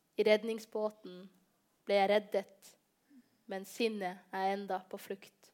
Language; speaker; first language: Norwegian; early bilingual, other home language; Somali